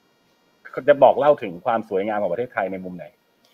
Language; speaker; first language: Thai; native; Thai